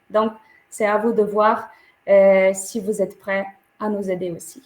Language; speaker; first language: French; non-native, fluent; Ukrainian